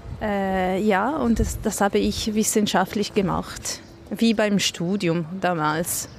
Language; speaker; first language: German; non-native, local second language; Italian